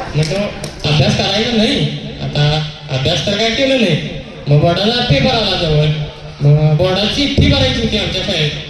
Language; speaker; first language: Marathi; non-native, local second language; Kannada